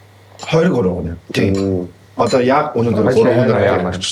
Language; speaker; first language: Mongolian; non-native, fluent; Korean